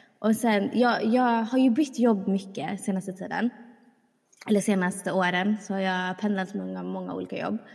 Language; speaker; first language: Swedish; early bilingual, other home language; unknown